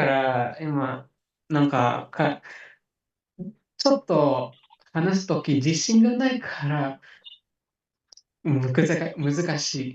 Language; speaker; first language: Japanese; non-native, fluent; Indonesian